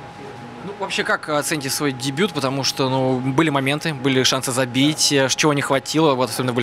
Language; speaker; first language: Russian; native; Russian